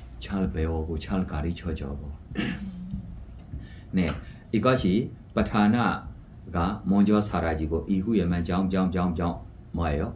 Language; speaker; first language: Korean; non-native, fluent; Burmese